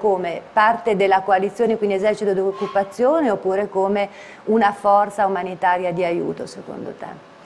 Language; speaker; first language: Italian; native; Italian